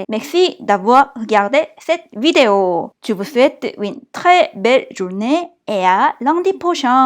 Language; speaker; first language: French; non-native, fluent; Korean